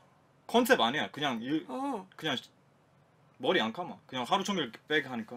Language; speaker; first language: Korean; non-native, learner; Croatian